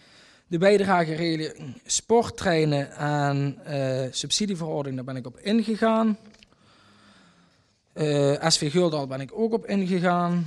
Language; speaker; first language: Dutch; native; Dutch